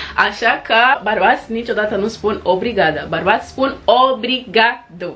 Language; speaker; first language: Romanian; non-native, fluent; Portuguese